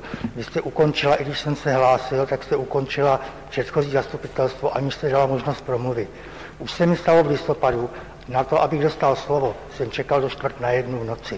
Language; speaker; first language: Czech; native; Czech